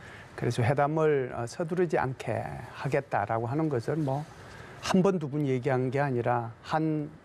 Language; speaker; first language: Korean; native; Korean